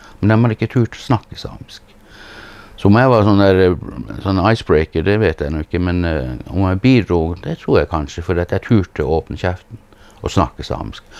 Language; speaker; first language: Norwegian; early bilingual, other home language; English